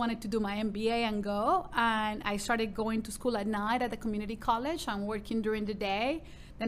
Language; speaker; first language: English; non-native, fluent; Spanish